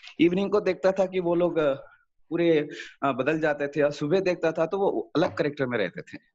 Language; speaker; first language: Hindi; non-native, local second language; Assamese